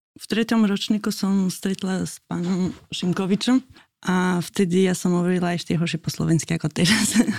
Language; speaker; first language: Slovak; non-native, fluent; Albanian